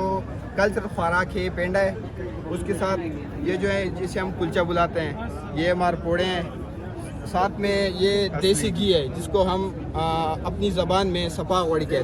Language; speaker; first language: Hindi; non-native, local second language; Pashto